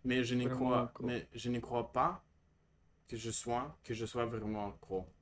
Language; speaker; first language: French; non-native, learner; Russian